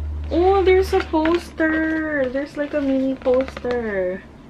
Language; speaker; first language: English; non-native, local second language; Filipino